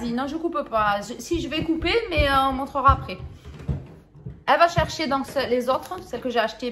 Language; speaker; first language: French; native; French